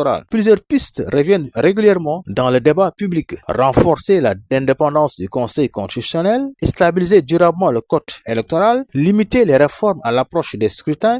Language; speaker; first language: French; non-native, local second language; Wolof